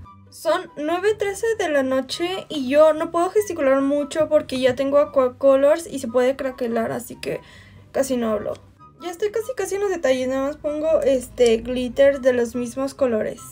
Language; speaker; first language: Spanish; native; Spanish